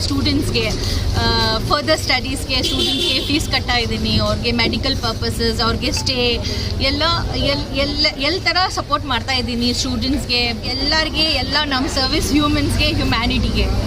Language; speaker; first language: Kannada; non-native, local second language; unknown